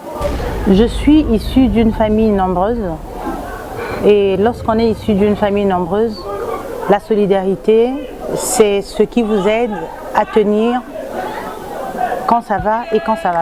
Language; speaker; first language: French; non-native, local second language; Lingala